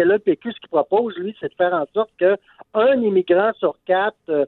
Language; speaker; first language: French; native; French